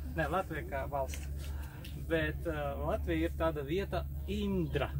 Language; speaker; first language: Latvian; non-native, local second language; Russian